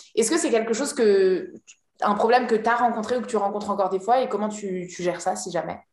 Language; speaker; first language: French; native; French